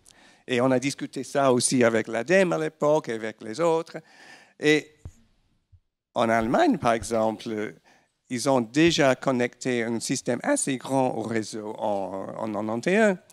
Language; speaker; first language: French; non-native, fluent; English